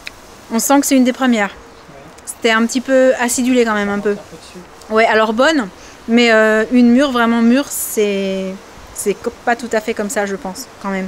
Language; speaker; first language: French; native; French